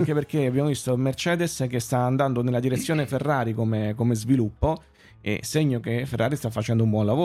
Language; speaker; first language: Italian; native; Italian